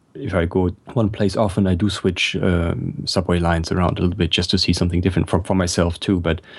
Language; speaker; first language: English; non-native, fluent; German